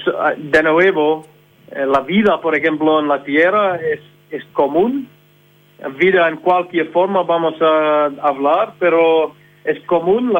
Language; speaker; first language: Spanish; non-native, fluent; English